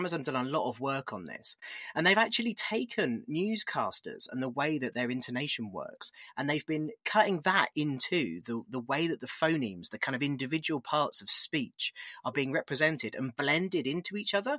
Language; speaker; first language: English; native; English